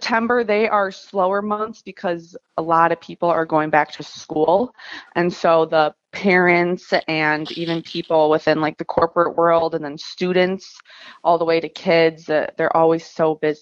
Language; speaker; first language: English; native; English